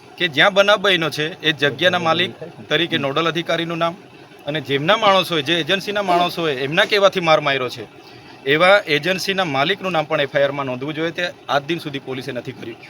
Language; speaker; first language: Gujarati; non-native, local second language; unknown